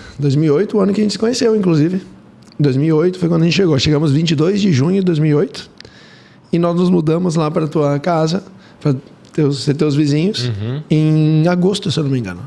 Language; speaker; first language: Portuguese; early bilingual, heritage; Portuguese